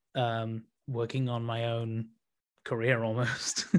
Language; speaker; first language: English; native; English